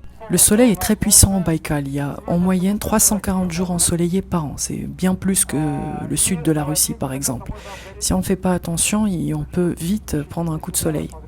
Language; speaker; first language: French; native; French